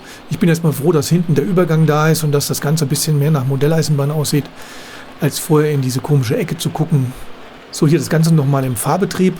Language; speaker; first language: German; native; German